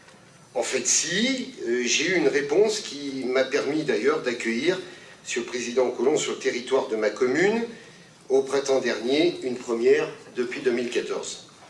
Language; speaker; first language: French; native; French